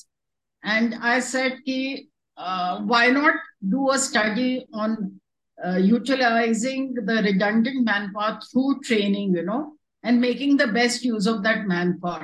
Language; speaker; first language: English; non-native, local second language; Hindi